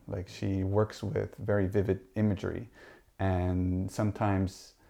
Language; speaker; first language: English; non-native, fluent; Dutch